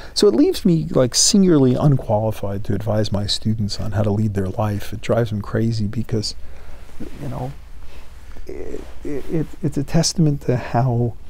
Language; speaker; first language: English; native; English